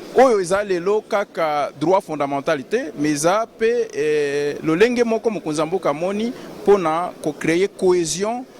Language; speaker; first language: Lingala; non-native, local second language; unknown